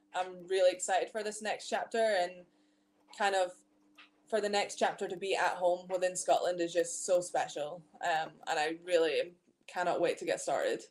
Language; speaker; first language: English; native; English